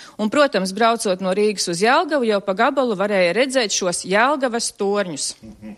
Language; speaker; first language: Latvian; native; Latvian